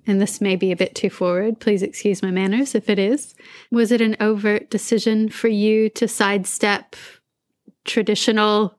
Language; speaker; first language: English; native; English